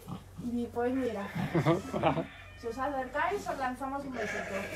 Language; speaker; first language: Spanish; native; Spanish